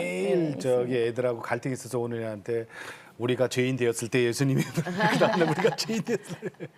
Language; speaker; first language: Korean; native; Korean